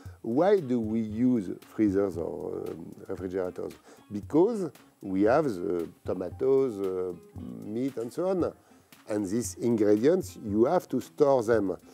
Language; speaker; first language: English; non-native, fluent; French